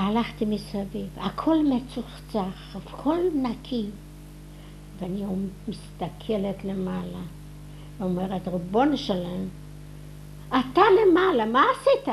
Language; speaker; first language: Hebrew; non-native, fluent; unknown